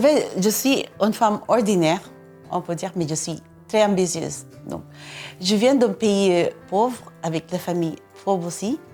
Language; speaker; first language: French; non-native, fluent; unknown